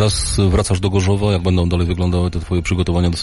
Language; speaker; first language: Polish; native; Polish